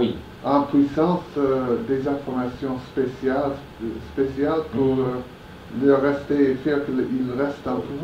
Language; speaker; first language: French; non-native, fluent; English